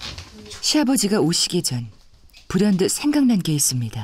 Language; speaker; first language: Korean; native; Korean